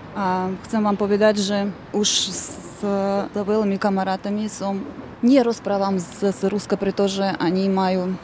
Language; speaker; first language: Slovak; non-native, learner; Azerbaijani